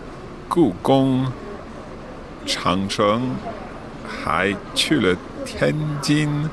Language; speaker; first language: Chinese; non-native, learner; English